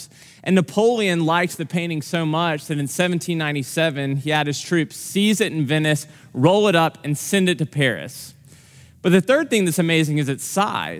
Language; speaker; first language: English; native; English